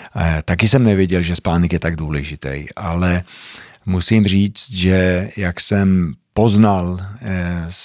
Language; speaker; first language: Czech; early bilingual, heritage; Czech